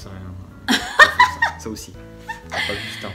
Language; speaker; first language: French; native; French